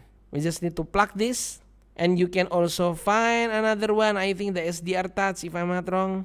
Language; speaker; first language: English; non-native, learner; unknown